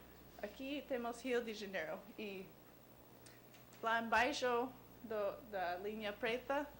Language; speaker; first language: Portuguese; non-native, learner; English